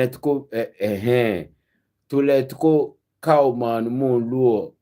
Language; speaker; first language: Finnish; non-native, learner; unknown